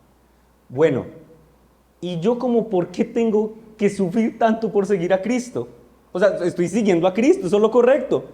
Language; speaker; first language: Spanish; native; Spanish